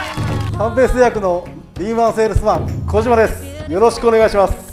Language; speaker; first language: Japanese; native; Japanese